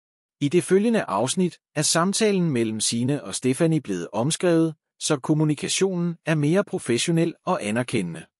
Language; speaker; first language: Danish; native; Danish